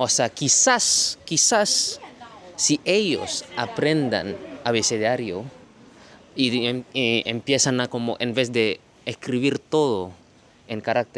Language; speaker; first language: Spanish; non-native, learner; Indonesian